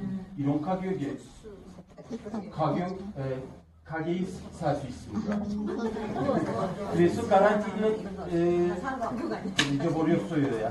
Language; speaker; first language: Korean; non-native, learner; Turkish